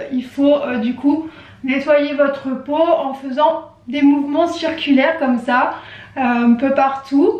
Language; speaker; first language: French; native; French